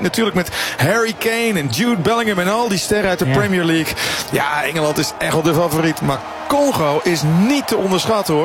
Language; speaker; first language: Dutch; native; Dutch